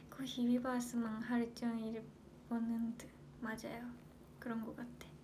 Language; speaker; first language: Japanese; native; Japanese